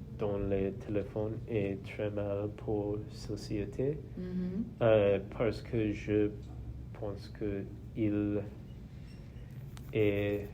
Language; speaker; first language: French; non-native, learner; English